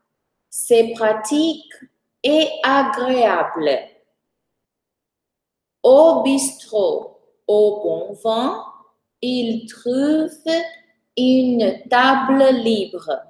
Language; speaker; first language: French; non-native, fluent; Portuguese